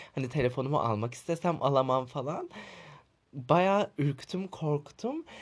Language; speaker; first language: Turkish; native; Turkish